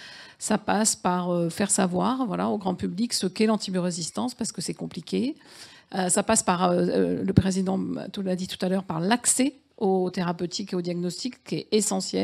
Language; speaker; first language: French; native; French